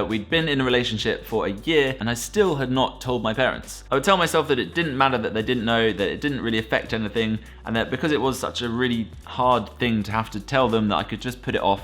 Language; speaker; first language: English; native; English